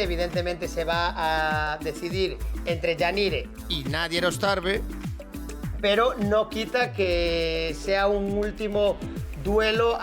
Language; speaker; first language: Spanish; native; Spanish